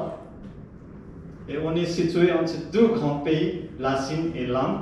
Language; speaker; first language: French; non-native, fluent; Nepali